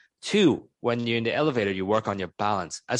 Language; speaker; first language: English; non-native, local second language; Cantonese